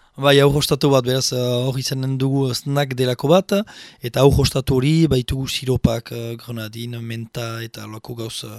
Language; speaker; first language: Basque; native; Basque